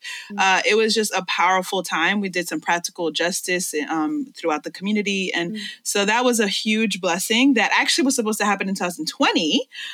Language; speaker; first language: English; early bilingual, other home language; Spanish